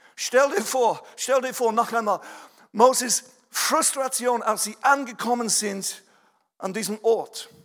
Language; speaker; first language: German; non-native, fluent; English